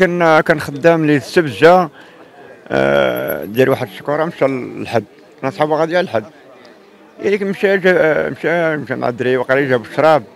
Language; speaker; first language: Arabic; native; Arabic